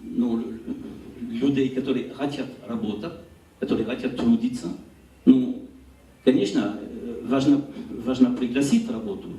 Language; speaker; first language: Russian; non-native, learner; French